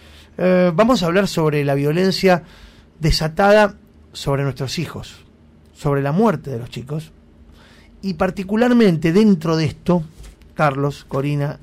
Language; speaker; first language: Spanish; native; Spanish